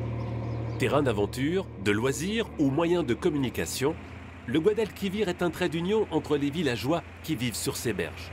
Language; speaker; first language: French; native; French